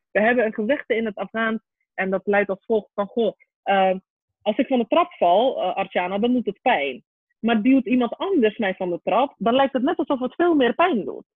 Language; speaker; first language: Dutch; early bilingual, other home language; Persian